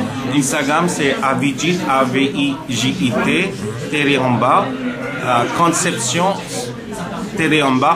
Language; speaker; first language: French; non-native, learner; Bangla